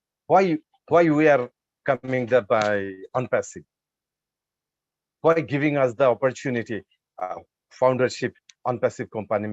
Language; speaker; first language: English; non-native, learner; Bangla